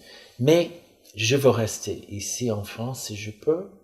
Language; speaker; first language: French; non-native, fluent; English